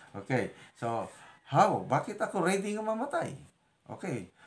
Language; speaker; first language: Filipino; native; Filipino